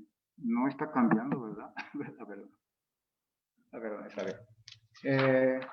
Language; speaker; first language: Spanish; non-native, fluent; Japanese